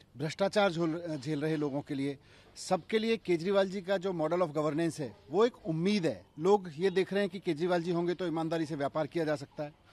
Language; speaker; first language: Hindi; native; Hindi